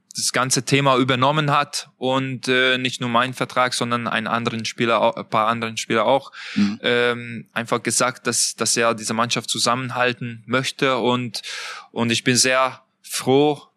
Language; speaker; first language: German; non-native, fluent; Hungarian